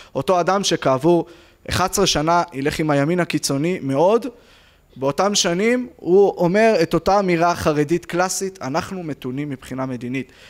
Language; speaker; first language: Hebrew; native; Hebrew